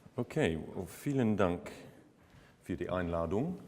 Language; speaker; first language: German; non-native, learner; English